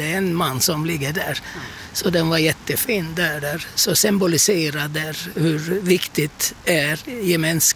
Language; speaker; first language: Swedish; non-native, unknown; Turkish